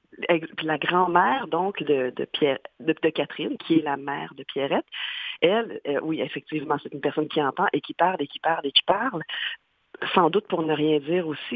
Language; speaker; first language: French; native; French